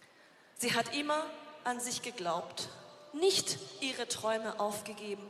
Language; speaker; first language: German; non-native, fluent; Persian